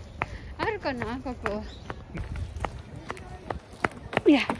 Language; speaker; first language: Japanese; non-native, learner; Filipino